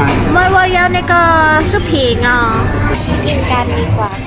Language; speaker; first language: Chinese; non-native, learner; Thai